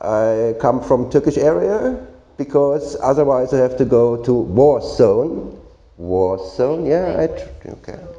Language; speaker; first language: English; non-native, learner; German